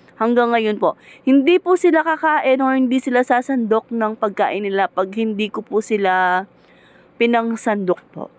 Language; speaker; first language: Filipino; native; Filipino